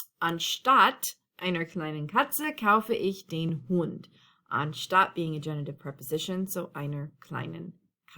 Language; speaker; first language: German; non-native, fluent; English